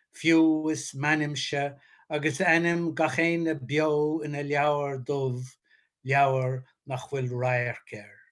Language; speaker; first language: Irish; native; Irish